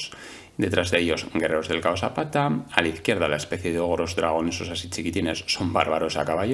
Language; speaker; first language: Spanish; native; Spanish